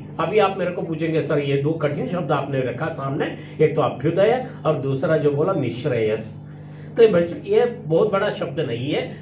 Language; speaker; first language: Hindi; non-native, local second language; Malayalam